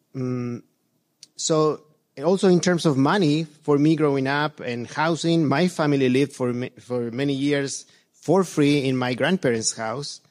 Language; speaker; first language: English; non-native, fluent; Spanish